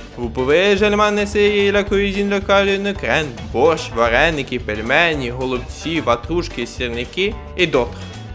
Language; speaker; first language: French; non-native, learner; Ukrainian